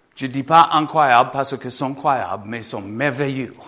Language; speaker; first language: French; non-native, fluent; English